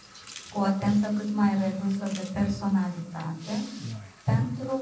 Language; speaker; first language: Romanian; native; Romanian